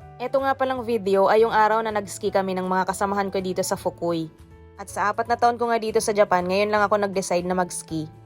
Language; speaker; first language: Filipino; native; Filipino